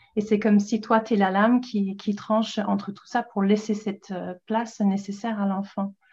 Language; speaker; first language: French; non-native, fluent; English